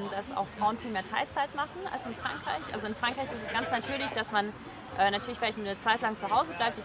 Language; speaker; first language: German; early bilingual, heritage; French